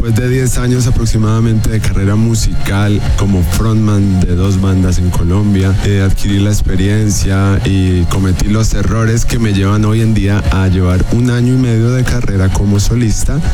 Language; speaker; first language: Spanish; native; Spanish